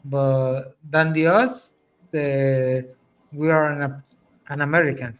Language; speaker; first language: English; non-native, learner; Spanish